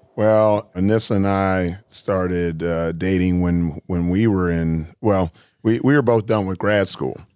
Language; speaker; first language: English; native; English